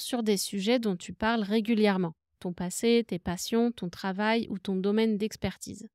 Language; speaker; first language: French; native; French